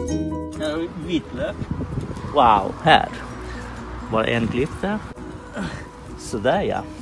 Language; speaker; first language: Swedish; non-native, fluent; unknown